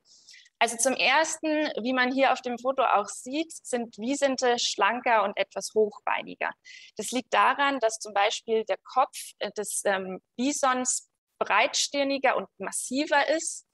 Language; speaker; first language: German; native; German